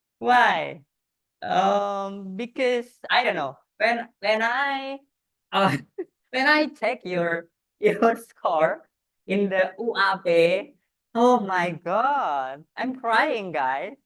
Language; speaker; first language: English; non-native, learner; Indonesian